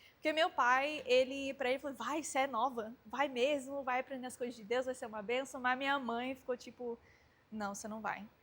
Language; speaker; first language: Portuguese; early bilingual, heritage; Portuguese